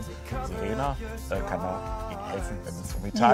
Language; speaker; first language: German; native; German